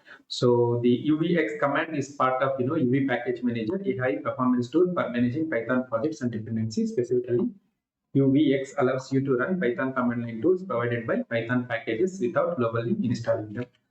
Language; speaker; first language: English; non-native, local second language; Telugu